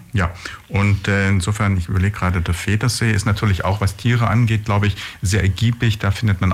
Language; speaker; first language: German; native; German